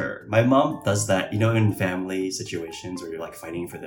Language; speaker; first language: English; non-native, local second language; Cantonese